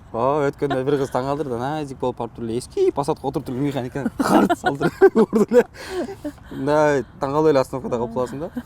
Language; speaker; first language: Kyrgyz; native; Kyrgyz